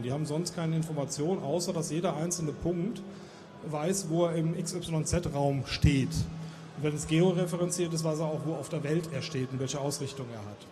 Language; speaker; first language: German; native; German